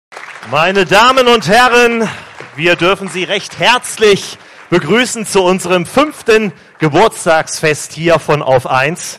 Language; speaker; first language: German; native; German